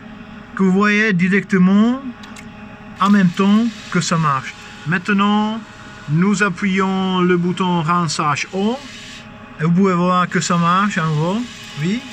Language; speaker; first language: French; non-native, fluent; Czech